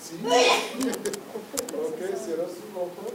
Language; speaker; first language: Spanish; non-native, fluent; English